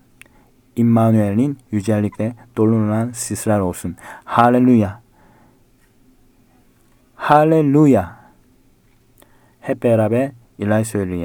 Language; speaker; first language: Turkish; non-native, fluent; Korean